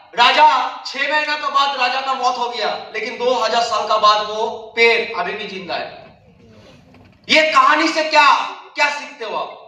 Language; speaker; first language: Hindi; non-native, local second language; Bangla